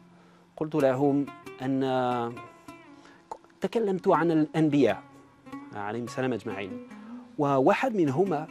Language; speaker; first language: Arabic; non-native, fluent; French